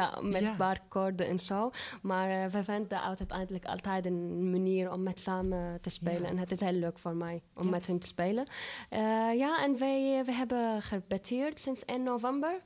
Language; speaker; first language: Dutch; non-native, learner; Arabic